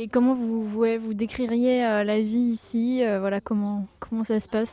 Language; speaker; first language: French; native; French